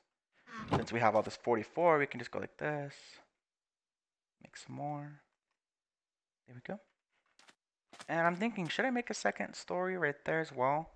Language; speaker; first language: English; native; English